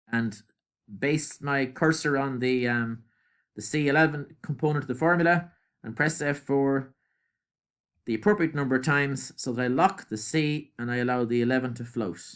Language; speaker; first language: English; native; English